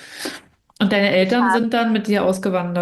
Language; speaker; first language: German; native; German